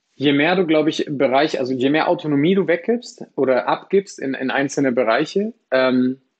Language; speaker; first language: German; native; German